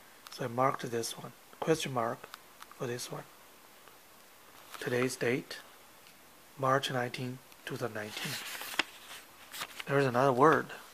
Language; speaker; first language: English; non-native, fluent; Chinese